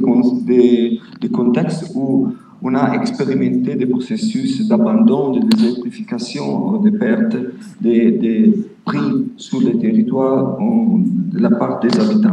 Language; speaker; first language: French; non-native, fluent; Italian